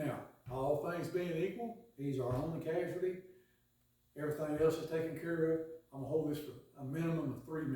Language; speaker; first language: English; native; English